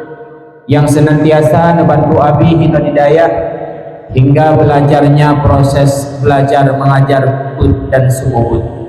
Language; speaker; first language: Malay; non-native, local second language; Achinese